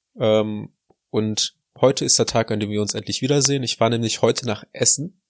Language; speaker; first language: German; early bilingual, other home language; Russian